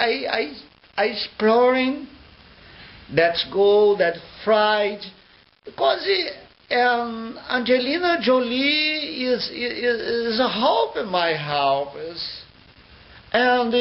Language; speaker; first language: English; non-native, learner; Portuguese